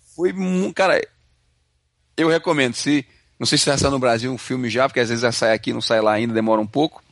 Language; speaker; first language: Portuguese; native; Portuguese